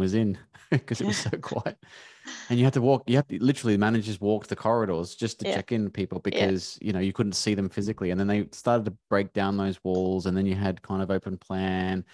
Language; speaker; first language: English; native; English